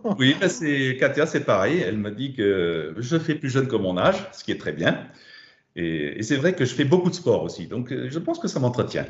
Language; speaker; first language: French; non-native, fluent; German